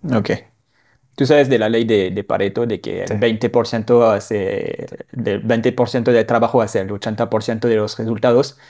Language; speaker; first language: Spanish; non-native, fluent; French